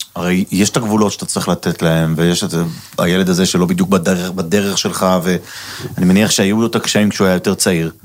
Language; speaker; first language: Hebrew; native; Hebrew